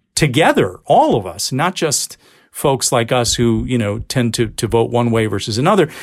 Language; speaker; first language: English; native; English